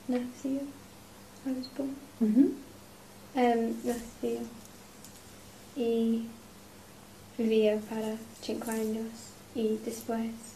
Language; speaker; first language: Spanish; non-native, learner; English